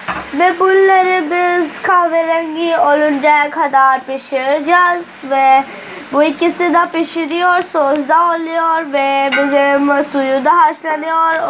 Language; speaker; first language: Turkish; non-native, learner; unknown